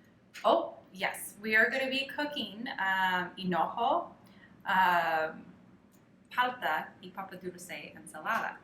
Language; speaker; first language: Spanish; non-native, learner; English